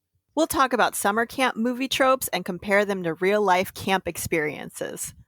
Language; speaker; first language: English; native; English